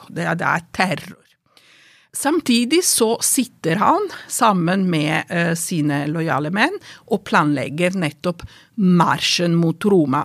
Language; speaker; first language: Norwegian; non-native, fluent; Italian